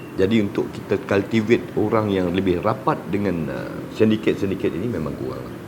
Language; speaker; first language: Malay; native; Malay